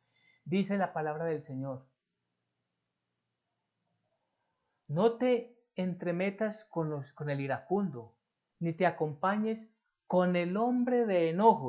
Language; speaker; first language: Spanish; native; Spanish